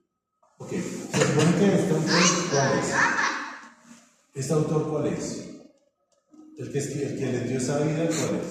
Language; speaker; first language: Spanish; native; Spanish